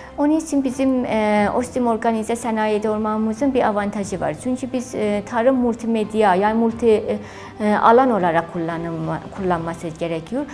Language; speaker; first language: Turkish; non-native, fluent; Azerbaijani